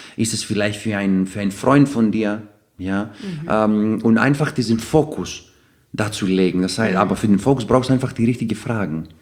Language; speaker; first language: German; non-native, fluent; Greek